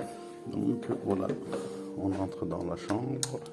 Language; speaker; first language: French; non-native, fluent; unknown